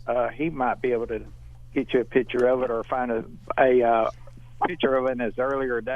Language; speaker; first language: English; native; English